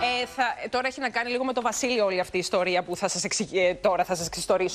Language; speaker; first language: Greek; native; Greek